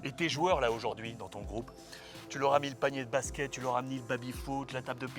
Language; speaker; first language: French; native; French